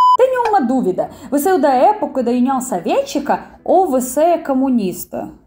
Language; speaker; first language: Portuguese; non-native, fluent; Russian